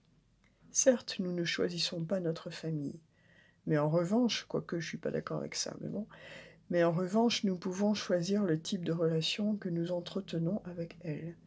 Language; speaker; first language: French; native; French